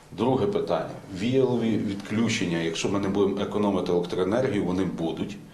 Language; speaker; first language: Ukrainian; native; Ukrainian